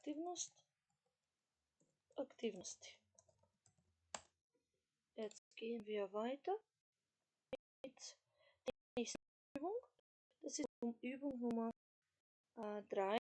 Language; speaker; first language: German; non-native, fluent; Macedonian